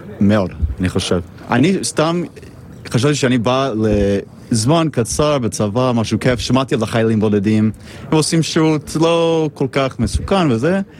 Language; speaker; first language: Hebrew; non-native, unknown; English